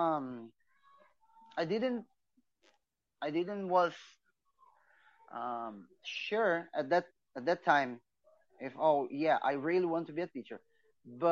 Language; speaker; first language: English; non-native, fluent; Portuguese